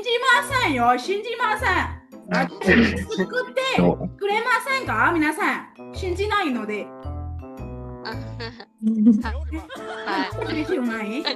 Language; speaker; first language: Japanese; non-native, fluent; Burmese